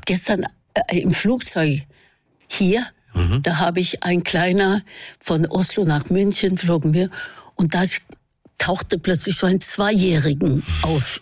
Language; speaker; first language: German; non-native, fluent; Norwegian